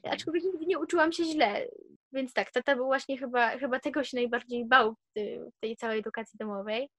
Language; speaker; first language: Polish; early bilingual, heritage; Polish